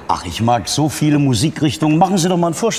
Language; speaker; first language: German; native; German